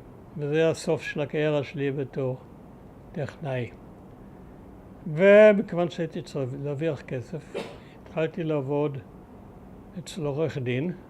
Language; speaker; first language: Hebrew; early bilingual, other home language; German